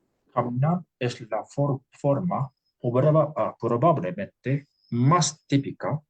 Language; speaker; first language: Spanish; non-native, learner; English